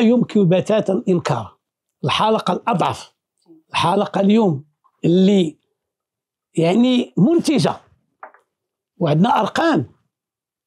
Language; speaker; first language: Arabic; native; Arabic